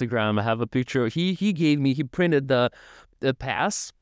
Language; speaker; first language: English; non-native, learner; Russian